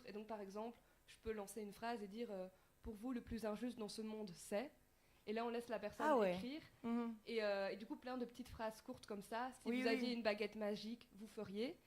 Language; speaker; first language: French; native; French